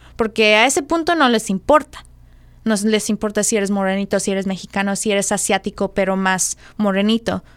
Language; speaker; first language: Spanish; early bilingual, heritage; Spanish